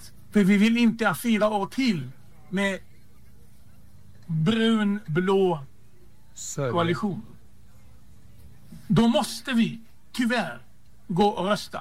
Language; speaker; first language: Swedish; non-native, fluent; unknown